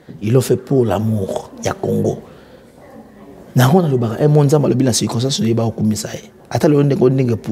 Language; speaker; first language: French; non-native, local second language; Lingala